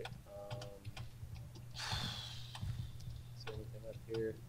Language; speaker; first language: English; native; English